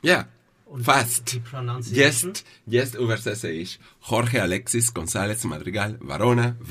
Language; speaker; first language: German; non-native, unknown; Spanish